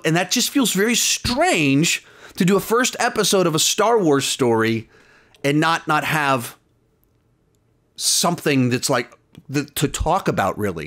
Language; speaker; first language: English; native; English